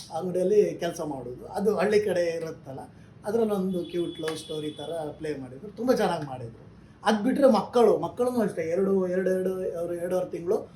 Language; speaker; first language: Kannada; native; Kannada